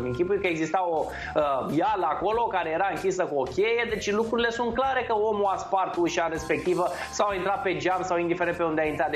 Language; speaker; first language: Romanian; native; Romanian